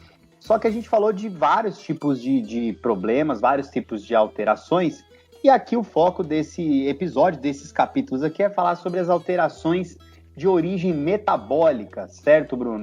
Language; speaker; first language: Portuguese; native; Portuguese